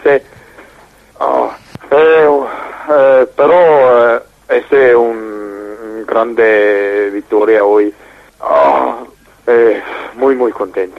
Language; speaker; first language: Spanish; non-native, learner; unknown